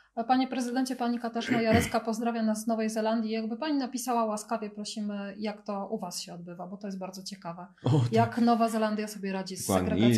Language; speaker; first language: Polish; native; Polish